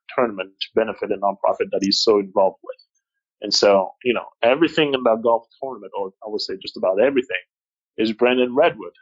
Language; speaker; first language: English; non-native, fluent; French